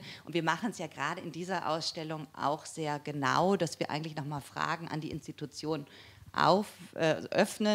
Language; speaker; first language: German; native; German